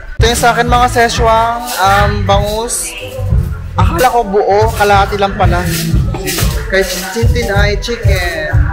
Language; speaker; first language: Filipino; native; Filipino